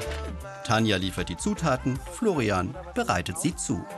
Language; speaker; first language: German; native; German